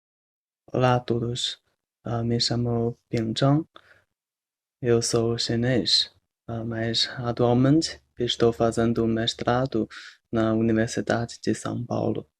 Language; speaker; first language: Portuguese; non-native, fluent; Chinese